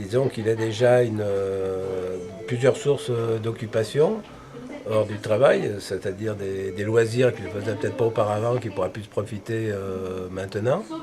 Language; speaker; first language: French; native; French